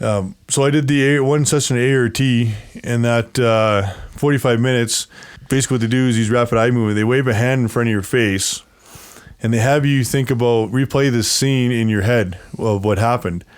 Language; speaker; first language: English; native; English